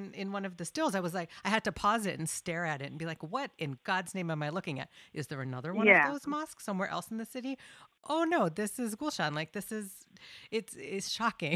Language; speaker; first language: English; non-native, local second language; Bangla